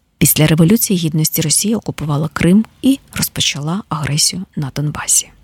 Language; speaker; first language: Ukrainian; native; Ukrainian